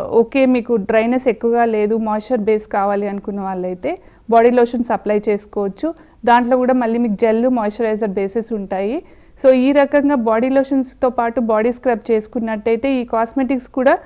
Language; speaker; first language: Telugu; native; Telugu